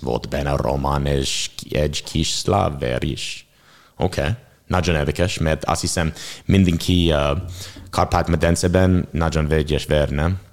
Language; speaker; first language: Hungarian; non-native, learner; English